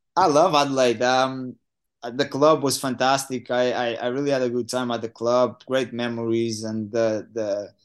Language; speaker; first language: English; non-native, fluent; Portuguese